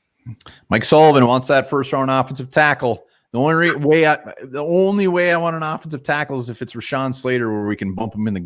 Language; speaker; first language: English; native; English